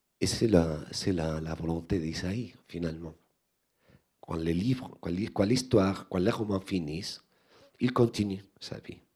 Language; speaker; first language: French; non-native, learner; Spanish